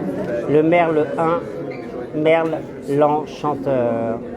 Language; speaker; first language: French; native; French